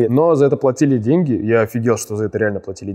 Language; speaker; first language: Russian; native; Russian